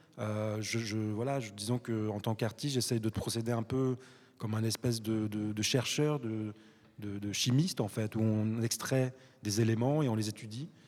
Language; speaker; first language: French; early bilingual, other home language; Arabic